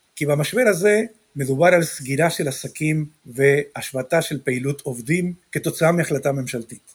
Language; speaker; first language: Hebrew; non-native, fluent; Spanish